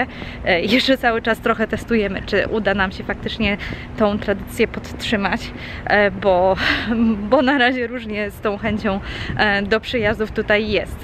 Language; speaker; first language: Polish; native; Polish